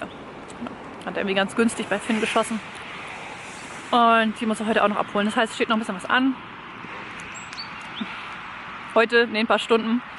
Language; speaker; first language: German; native; German